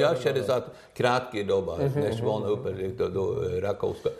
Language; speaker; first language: Czech; non-native, learner; Swedish